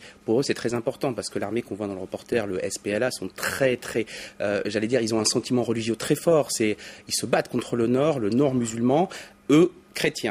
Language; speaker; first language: French; native; French